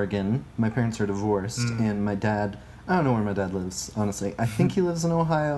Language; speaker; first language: English; native; English